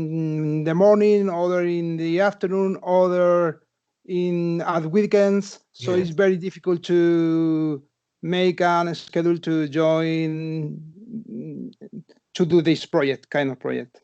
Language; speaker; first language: English; non-native, fluent; Spanish